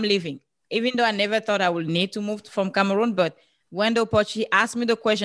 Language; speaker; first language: English; non-native, local second language; French